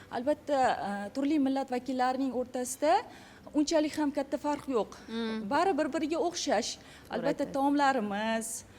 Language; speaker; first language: Uzbek; non-native, local second language; Kyrgyz